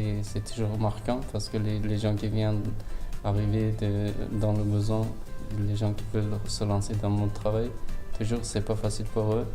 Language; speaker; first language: French; non-native, fluent; Turkish